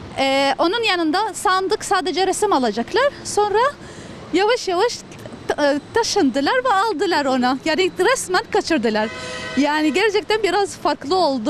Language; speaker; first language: Turkish; non-native, learner; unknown